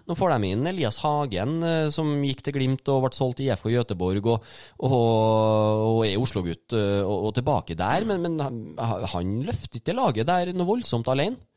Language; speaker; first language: Norwegian; native; Norwegian